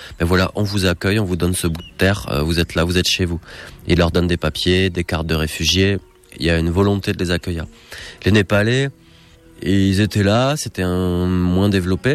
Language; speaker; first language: French; native; French